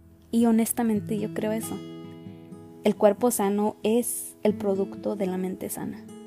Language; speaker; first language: Spanish; early bilingual, heritage; Spanish